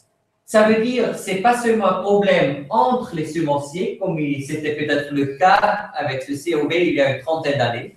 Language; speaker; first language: French; non-native, fluent; Swiss German